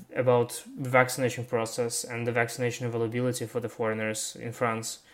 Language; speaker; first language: English; non-native, fluent; Russian